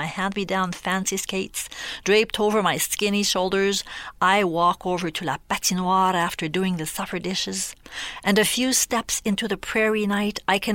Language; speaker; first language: English; non-native, fluent; French